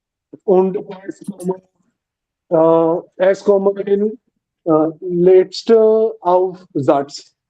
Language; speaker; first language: German; non-native, learner; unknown